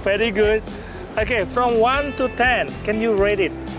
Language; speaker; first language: English; non-native, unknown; Indonesian